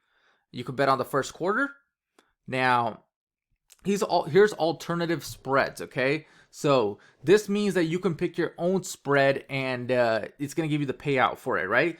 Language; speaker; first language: English; native; English